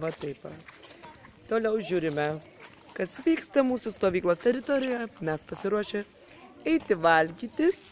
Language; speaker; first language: Lithuanian; native; Lithuanian